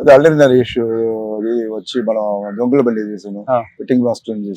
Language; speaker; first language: Telugu; non-native, local second language; Tamil